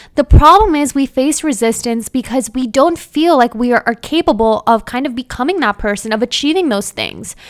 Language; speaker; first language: English; early bilingual, other home language; Hindi